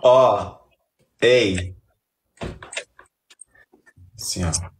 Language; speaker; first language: Portuguese; native; Portuguese